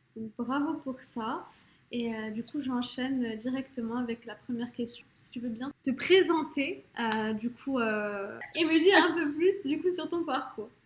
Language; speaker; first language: French; native; French